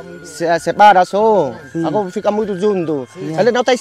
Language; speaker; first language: Portuguese; non-native, learner; Vietnamese